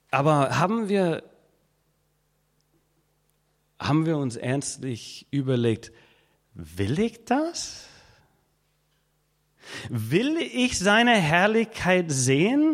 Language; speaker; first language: German; non-native, fluent; English